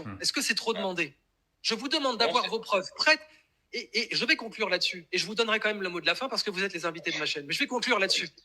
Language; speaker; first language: French; native; French